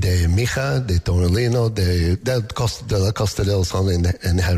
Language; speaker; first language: Spanish; non-native, learner; English